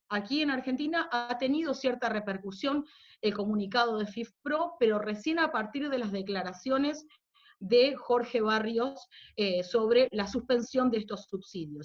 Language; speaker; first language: Spanish; native; Spanish